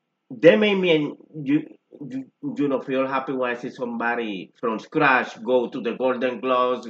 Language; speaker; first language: English; non-native, learner; Spanish